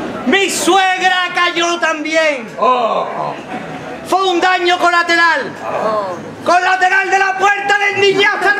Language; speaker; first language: Spanish; native; Spanish